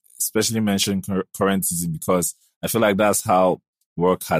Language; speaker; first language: English; non-native, local second language; Igbo